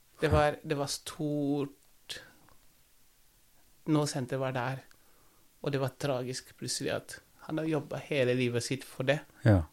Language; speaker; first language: Norwegian; non-native, fluent; Wolof